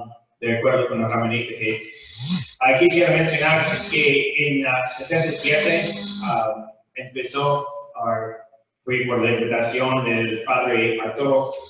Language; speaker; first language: Spanish; non-native, fluent; English